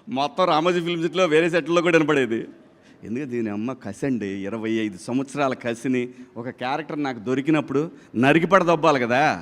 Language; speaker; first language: Telugu; native; Telugu